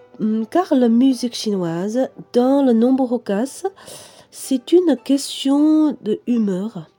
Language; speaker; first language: French; non-native, fluent; Chinese